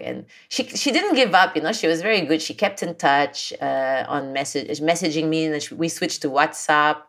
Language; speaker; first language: English; non-native, local second language; French